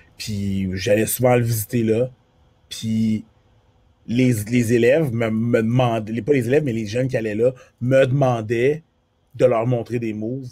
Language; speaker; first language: French; early bilingual, other home language; Haitian Creole